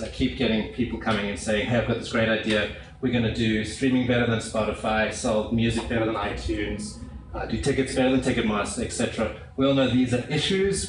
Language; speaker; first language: English; native; English